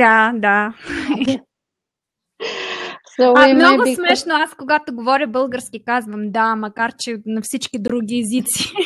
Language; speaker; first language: Bulgarian; non-native, fluent; Armenian